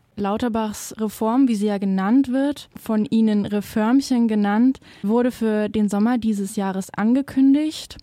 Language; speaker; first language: German; native; German